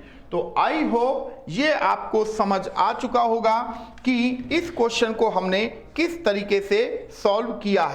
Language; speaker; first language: Hindi; native; Hindi